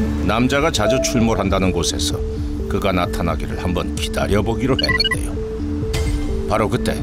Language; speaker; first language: Korean; native; Korean